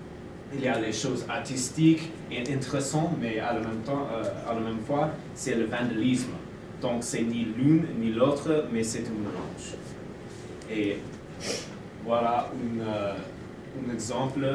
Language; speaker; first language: French; non-native, learner; English